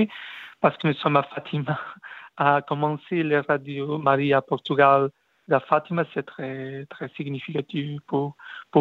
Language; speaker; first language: French; non-native, learner; Portuguese